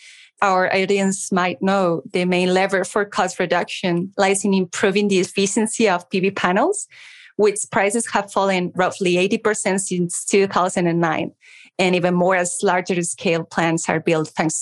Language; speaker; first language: English; non-native, fluent; Spanish